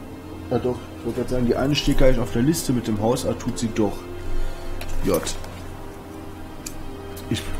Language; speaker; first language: German; native; German